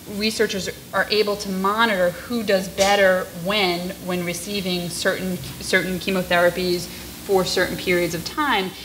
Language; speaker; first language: English; native; English